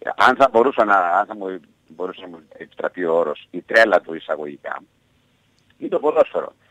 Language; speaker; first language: Greek; native; Greek